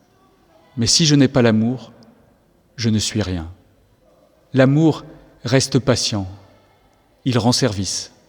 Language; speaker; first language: French; native; French